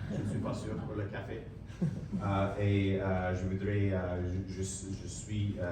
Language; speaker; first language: French; non-native, learner; English